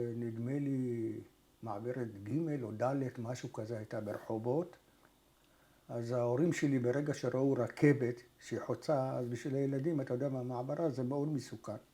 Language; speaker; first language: Hebrew; early bilingual, other home language; Arabic